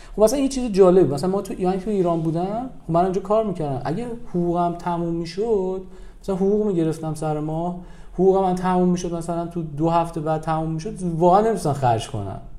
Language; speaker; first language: Persian; native; Persian